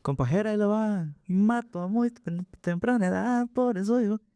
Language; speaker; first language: Spanish; early bilingual, heritage; Spanish